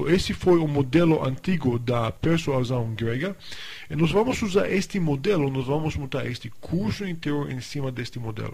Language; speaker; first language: Portuguese; non-native, fluent; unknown